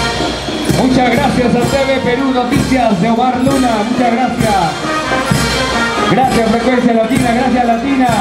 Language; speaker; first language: Spanish; native; Spanish